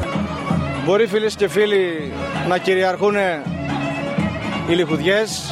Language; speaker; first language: Greek; native; Greek